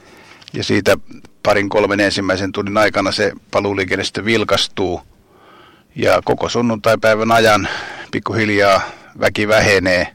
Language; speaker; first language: Finnish; native; Finnish